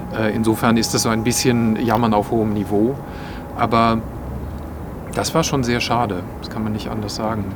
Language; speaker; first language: German; native; German